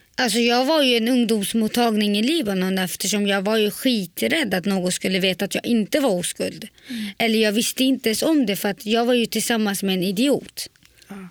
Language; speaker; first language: Swedish; early bilingual, other home language; Arabic